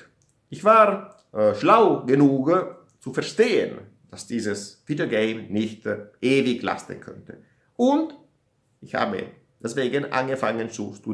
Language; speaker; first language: German; non-native, learner; Italian